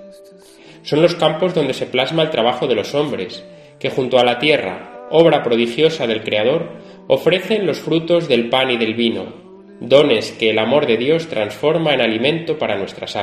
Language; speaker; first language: Spanish; native; Spanish